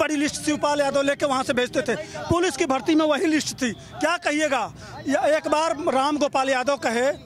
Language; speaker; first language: Hindi; native; Hindi